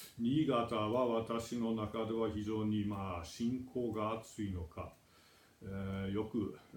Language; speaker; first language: Japanese; non-native, fluent; German